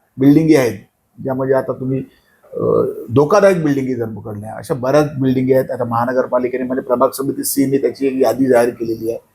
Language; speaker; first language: Marathi; native; Marathi